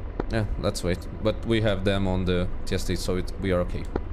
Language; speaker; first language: English; non-native, fluent; Portuguese